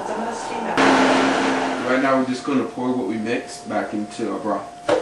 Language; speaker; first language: English; native; English